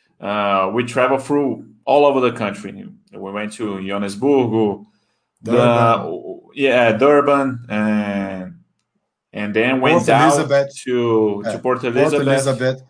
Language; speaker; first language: English; non-native, fluent; Portuguese